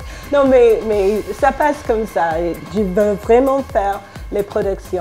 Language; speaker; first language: French; non-native, fluent; English